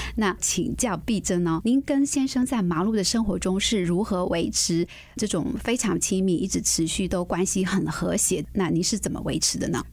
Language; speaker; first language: Chinese; native; Chinese